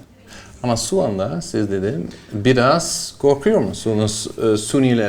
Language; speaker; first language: Turkish; non-native, learner; Dutch